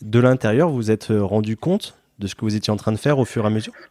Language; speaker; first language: French; native; French